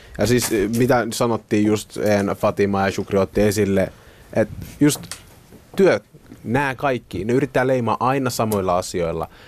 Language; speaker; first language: Finnish; early bilingual, other home language; Somali